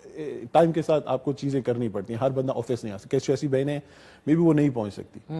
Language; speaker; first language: Urdu; native; Urdu